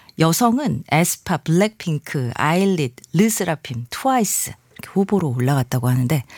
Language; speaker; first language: Korean; native; Korean